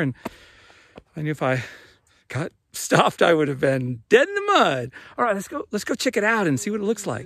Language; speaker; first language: English; native; English